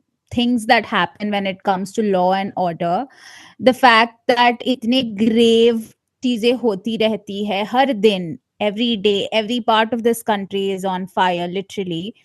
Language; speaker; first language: English; non-native, local second language; Malayalam